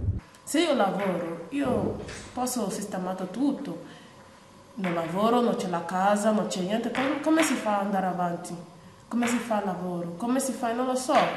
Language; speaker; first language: Italian; non-native, learner; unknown